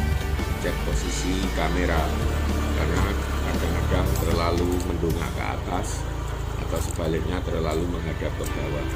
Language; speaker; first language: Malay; non-native, local second language; Javanese